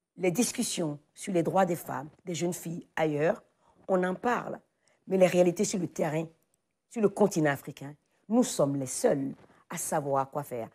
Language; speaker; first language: French; non-native, local second language; Fon